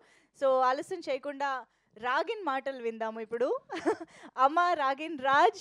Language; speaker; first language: Telugu; native; Telugu